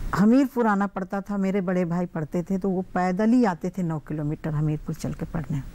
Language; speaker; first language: Hindi; native; Hindi